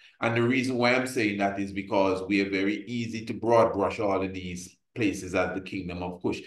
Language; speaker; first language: English; native; English